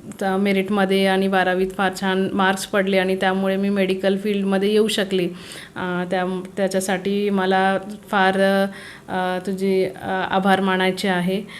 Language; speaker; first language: Marathi; native; Marathi